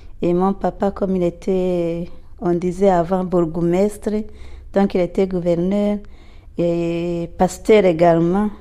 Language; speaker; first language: French; non-native, local second language; Rundi